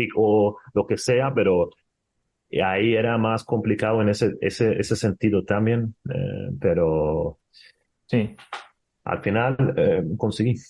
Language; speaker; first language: Spanish; non-native, fluent; Swedish